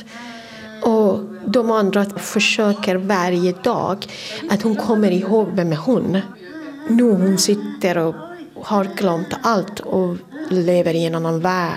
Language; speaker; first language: Swedish; non-native, fluent; Persian